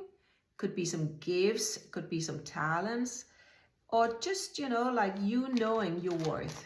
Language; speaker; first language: English; non-native, fluent; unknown